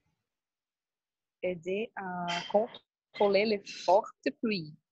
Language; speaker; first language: French; non-native, learner; Portuguese